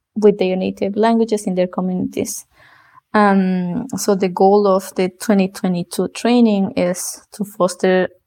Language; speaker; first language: English; non-native, fluent; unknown